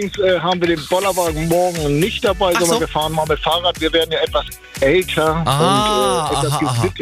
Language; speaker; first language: German; native; German